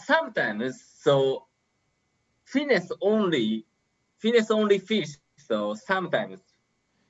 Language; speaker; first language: English; non-native, learner; Japanese